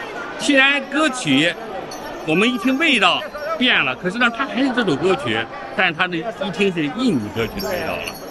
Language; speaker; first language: Chinese; native; Chinese